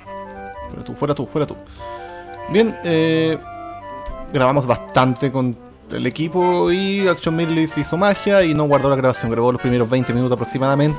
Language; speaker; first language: Spanish; native; Spanish